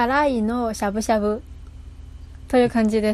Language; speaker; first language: Japanese; non-native, learner; Chinese